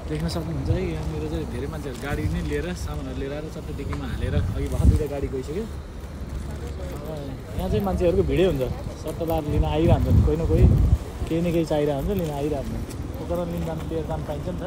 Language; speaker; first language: Nepali; native; Nepali